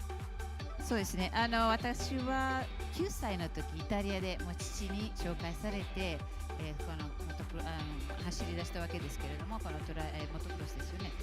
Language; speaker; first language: Japanese; native; Japanese